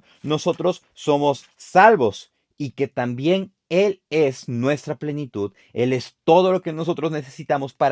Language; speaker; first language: Spanish; native; Spanish